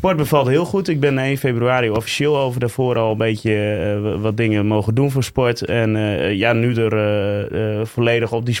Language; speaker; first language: Dutch; native; Dutch